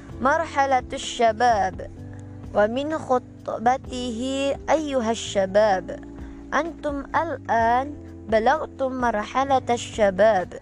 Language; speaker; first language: Arabic; non-native, learner; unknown